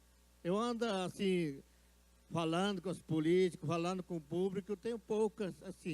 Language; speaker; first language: Portuguese; non-native, local second language; Yanomámi